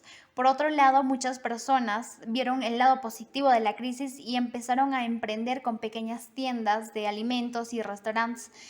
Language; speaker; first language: Spanish; native; Spanish